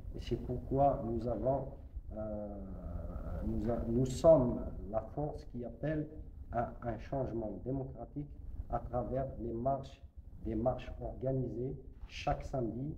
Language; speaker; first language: French; non-native, local second language; Kabyle